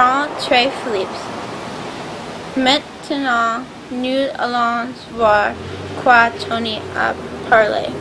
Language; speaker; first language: French; non-native, learner; English